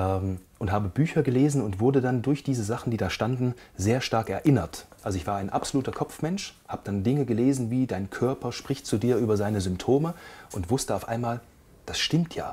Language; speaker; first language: German; native; German